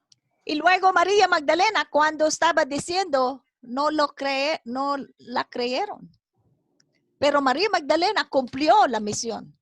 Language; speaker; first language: Spanish; non-native, fluent; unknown